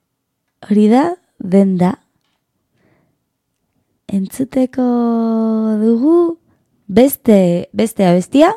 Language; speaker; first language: Basque; non-native, learner; Spanish